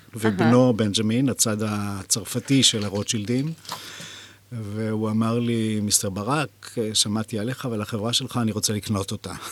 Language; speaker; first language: Hebrew; native; Hebrew